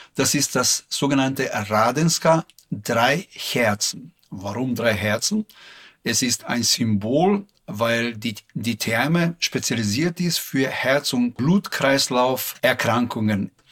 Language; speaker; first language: German; non-native, fluent; Slovenian